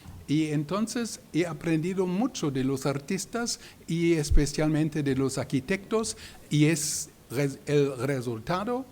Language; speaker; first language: Spanish; non-native, learner; German